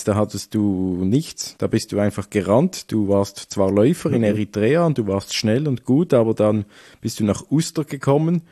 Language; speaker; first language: German; native; German